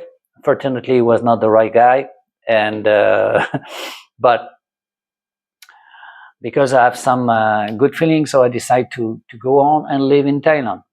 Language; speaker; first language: English; non-native, learner; French